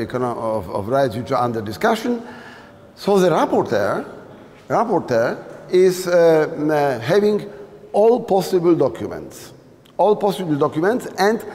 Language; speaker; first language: English; non-native, fluent; Polish